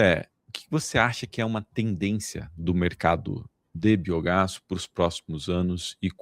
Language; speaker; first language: Portuguese; native; Portuguese